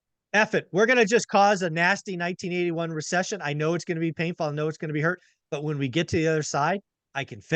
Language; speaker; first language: English; native; English